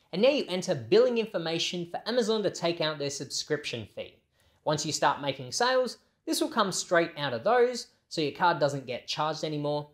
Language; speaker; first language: English; native; English